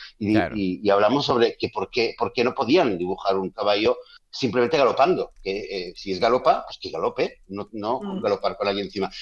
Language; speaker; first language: Spanish; native; Spanish